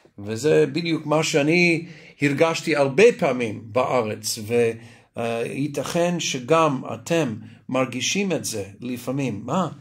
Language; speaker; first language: Hebrew; non-native, fluent; Russian